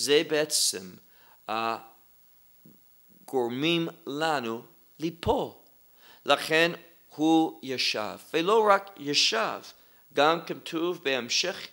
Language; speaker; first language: Hebrew; non-native, fluent; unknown